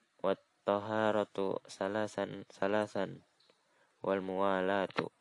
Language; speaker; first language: Arabic; non-native, learner; Indonesian